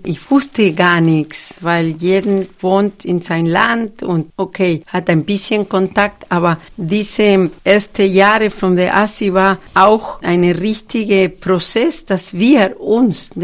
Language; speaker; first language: German; non-native, fluent; Spanish